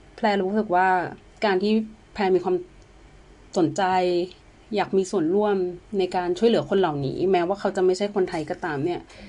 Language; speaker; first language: Thai; native; Thai